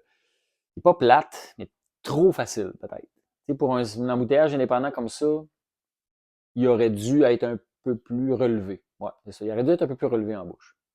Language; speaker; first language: French; native; French